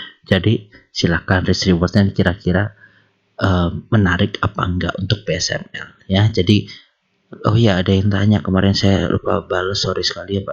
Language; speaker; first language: Indonesian; native; Indonesian